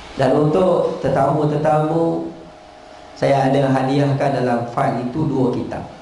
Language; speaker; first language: Malay; native; Malay